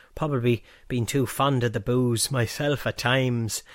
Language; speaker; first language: English; native; English